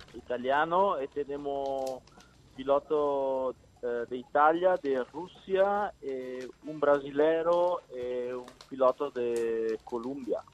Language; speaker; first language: Spanish; non-native, learner; Italian